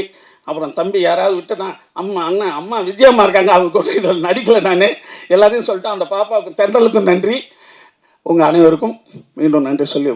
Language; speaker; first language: Tamil; native; Tamil